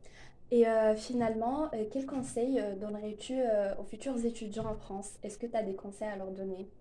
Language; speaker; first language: French; native; French